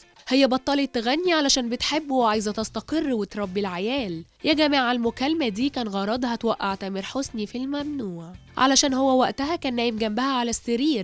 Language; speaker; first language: Arabic; native; Arabic